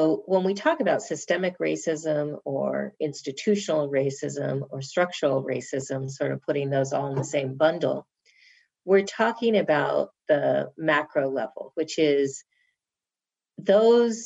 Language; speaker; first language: English; native; English